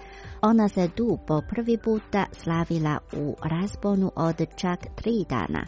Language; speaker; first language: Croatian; non-native, fluent; Chinese